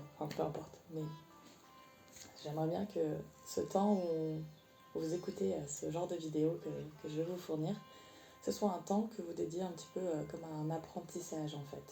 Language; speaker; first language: French; native; French